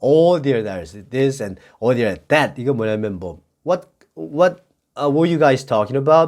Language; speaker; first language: English; non-native, fluent; Korean